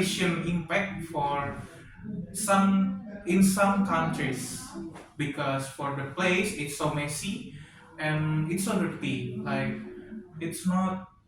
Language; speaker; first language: English; non-native, learner; Indonesian